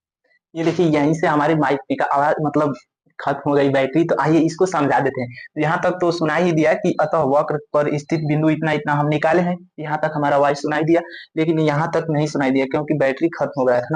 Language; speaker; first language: Hindi; native; Hindi